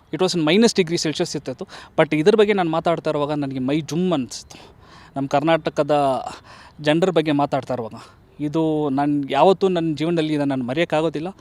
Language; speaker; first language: Kannada; non-native, local second language; Tamil